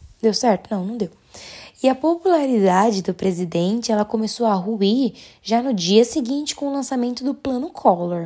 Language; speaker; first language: Portuguese; native; Portuguese